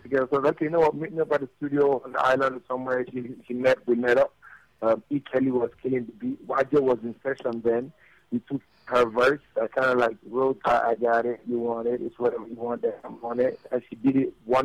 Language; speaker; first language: English; non-native, local second language; Yoruba